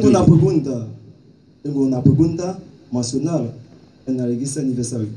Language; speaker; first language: Spanish; non-native, learner; Haitian Creole